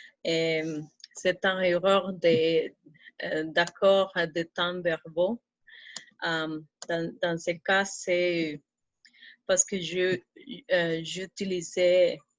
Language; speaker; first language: French; non-native, fluent; Spanish